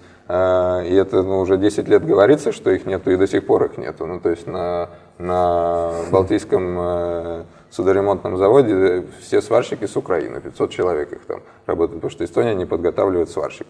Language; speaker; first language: Russian; native; Russian